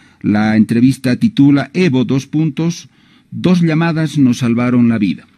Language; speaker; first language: Spanish; native; Spanish